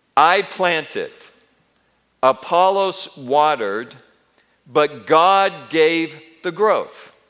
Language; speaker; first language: English; native; English